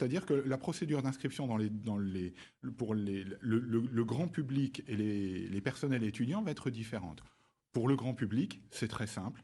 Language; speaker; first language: French; native; French